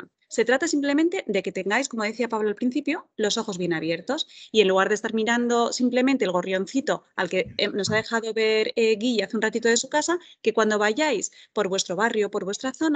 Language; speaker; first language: Spanish; native; Spanish